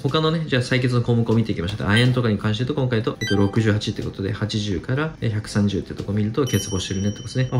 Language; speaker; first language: Japanese; native; Japanese